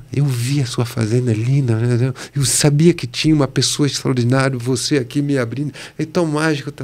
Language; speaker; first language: Portuguese; non-native, fluent; French